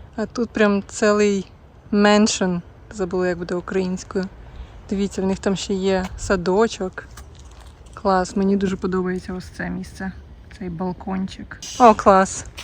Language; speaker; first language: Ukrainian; native; Ukrainian